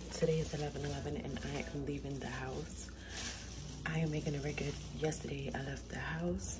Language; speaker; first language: English; native; English